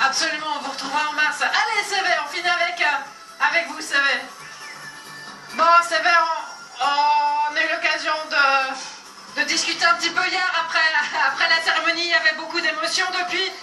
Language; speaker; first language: French; native; French